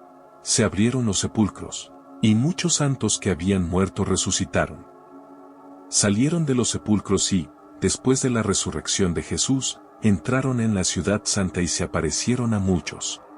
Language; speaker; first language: Spanish; native; Spanish